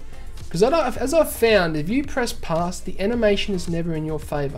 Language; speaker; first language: English; native; English